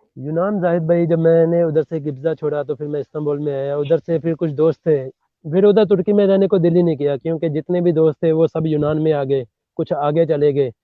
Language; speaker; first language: Urdu; non-native, local second language; Punjabi